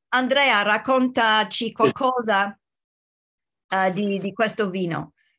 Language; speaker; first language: Italian; non-native, learner; English